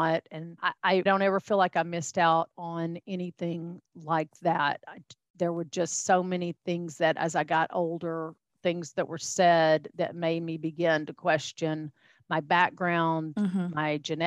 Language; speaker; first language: English; native; English